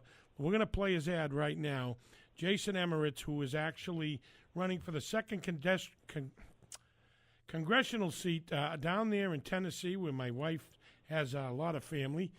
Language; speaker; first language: English; native; English